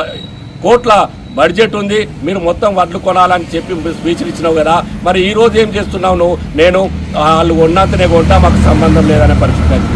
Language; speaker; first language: Telugu; native; Telugu